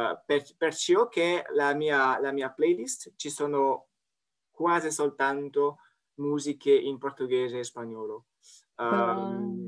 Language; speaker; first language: Italian; non-native, fluent; French